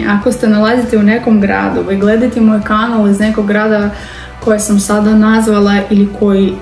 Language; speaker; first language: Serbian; non-native, learner; Russian